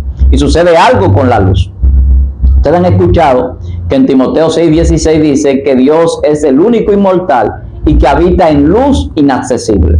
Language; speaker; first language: Spanish; native; Spanish